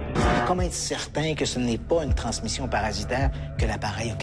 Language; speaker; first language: French; native; French